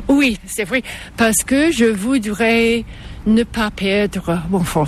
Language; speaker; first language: French; non-native, fluent; English